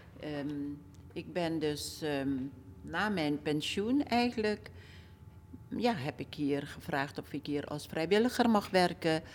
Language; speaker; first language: Dutch; early bilingual, other home language; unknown